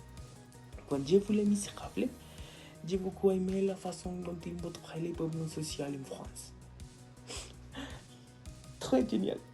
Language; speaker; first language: French; non-native, fluent; Spanish